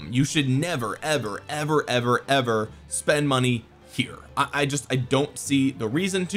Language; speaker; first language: English; native; English